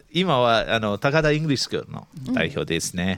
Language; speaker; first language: Japanese; non-native, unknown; English